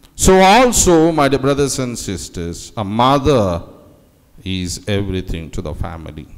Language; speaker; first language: English; non-native, local second language; Telugu